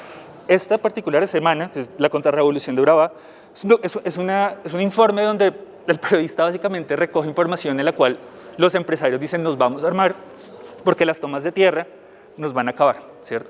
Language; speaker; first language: Spanish; native; Spanish